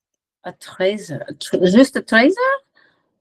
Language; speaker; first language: French; non-native, learner; English